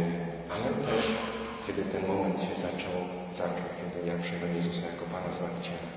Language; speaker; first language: Polish; native; Polish